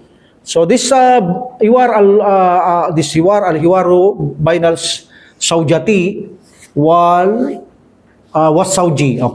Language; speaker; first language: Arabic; non-native, fluent; Filipino